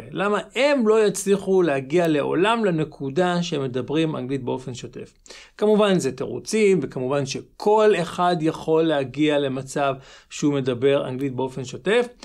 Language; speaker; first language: Hebrew; native; Hebrew